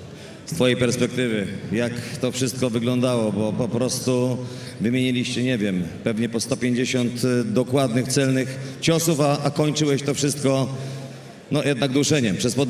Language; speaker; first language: Polish; native; Polish